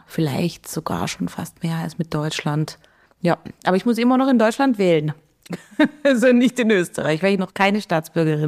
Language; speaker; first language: German; native; German